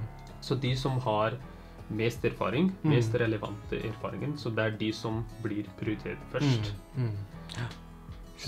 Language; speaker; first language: Norwegian; early bilingual, other home language; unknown